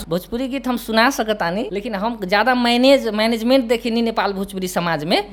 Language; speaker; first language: Bhojpuri; native; Bhojpuri